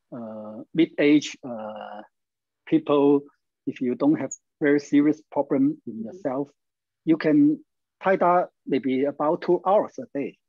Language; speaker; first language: English; non-native, learner; Chinese